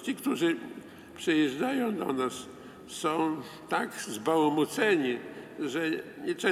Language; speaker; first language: Polish; non-native, local second language; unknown